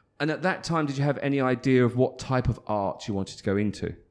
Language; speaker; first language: English; native; English